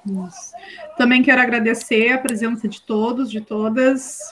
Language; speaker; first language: Portuguese; native; Portuguese